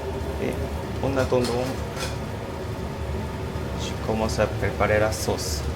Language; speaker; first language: French; non-native, fluent; Japanese